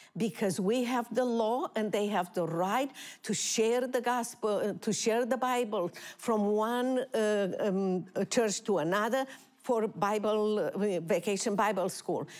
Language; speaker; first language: English; non-native, fluent; Romanian